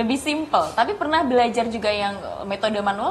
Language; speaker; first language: Indonesian; native; Indonesian